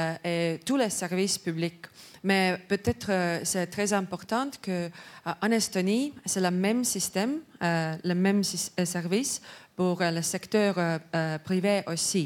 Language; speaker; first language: French; non-native, learner; Estonian